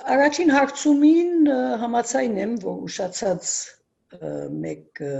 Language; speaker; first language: Armenian; early bilingual, heritage; Armenian